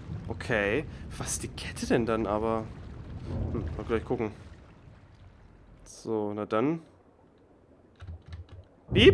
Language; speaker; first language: German; native; German